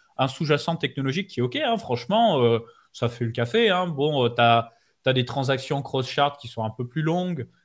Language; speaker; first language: French; native; French